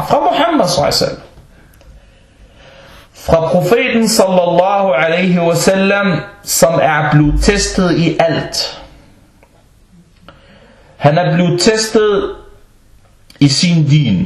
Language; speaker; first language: Danish; non-native, local second language; Arabic